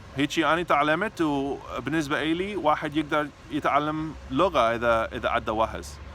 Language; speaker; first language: Arabic; non-native, fluent; English